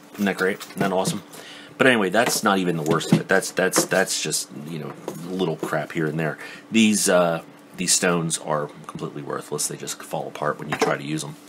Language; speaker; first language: English; native; English